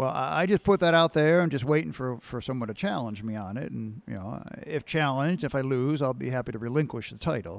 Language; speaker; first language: English; native; English